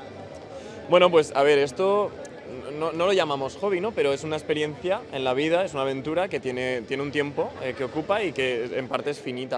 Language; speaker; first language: Spanish; native; Spanish